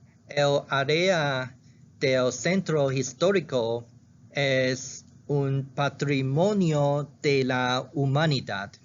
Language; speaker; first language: Spanish; non-native, learner; Chinese